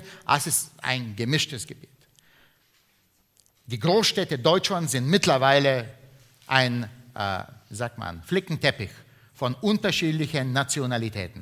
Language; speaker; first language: German; non-native, fluent; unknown